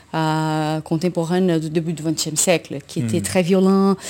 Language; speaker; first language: French; non-native, fluent; Portuguese